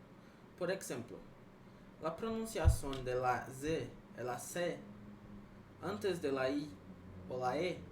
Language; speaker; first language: Spanish; non-native, learner; Portuguese